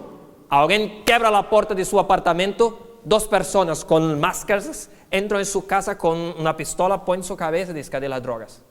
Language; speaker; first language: Spanish; non-native, fluent; Portuguese